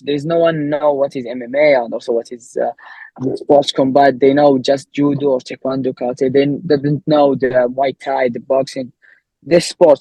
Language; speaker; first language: English; non-native, learner; Arabic